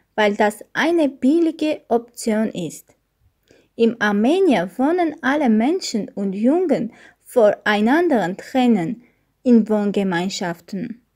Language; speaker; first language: German; non-native, fluent; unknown